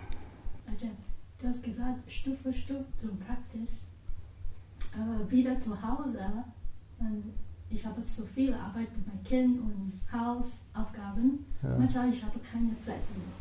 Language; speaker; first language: German; non-native, learner; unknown